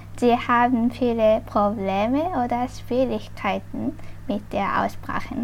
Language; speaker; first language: German; non-native, fluent; Japanese